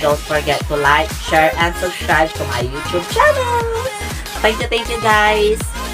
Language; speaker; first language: English; non-native, local second language; Pangasinan